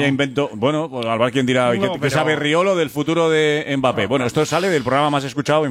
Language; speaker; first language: Spanish; native; Spanish